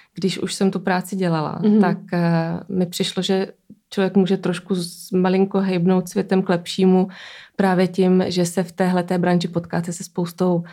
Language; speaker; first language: Czech; native; Czech